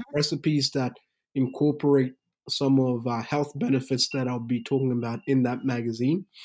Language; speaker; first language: English; early bilingual, other home language; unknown